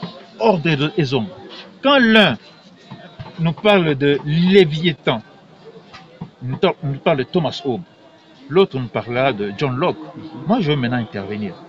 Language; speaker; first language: French; non-native, local second language; Lingala